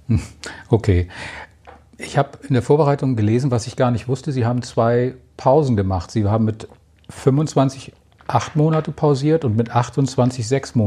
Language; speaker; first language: German; native; German